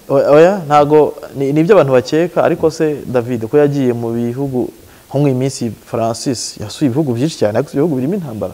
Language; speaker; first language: Kinyarwanda; native; Kinyarwanda